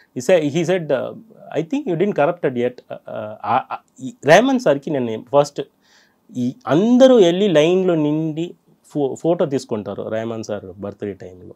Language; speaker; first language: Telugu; non-native, local second language; Tamil